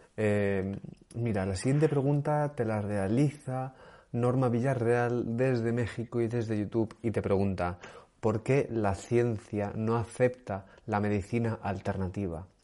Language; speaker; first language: Spanish; native; Spanish